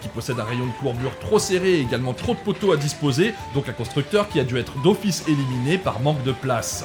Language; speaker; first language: French; native; French